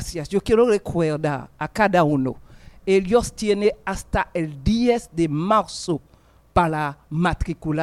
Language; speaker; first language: Spanish; non-native, fluent; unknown